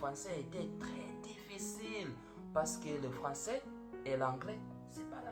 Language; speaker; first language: French; non-native, learner; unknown